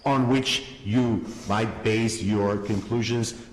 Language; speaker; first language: English; non-native, fluent; Georgian